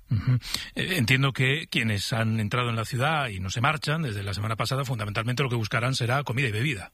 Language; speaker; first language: Spanish; native; Spanish